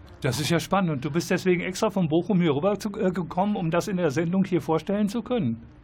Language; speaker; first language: German; native; German